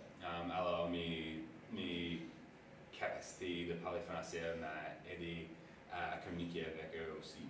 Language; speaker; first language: French; non-native, local second language; English